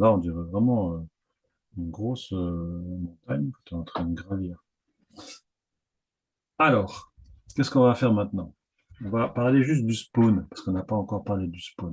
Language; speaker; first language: French; native; French